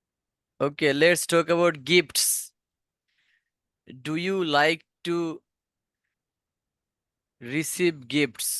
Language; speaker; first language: English; non-native, fluent; Bangla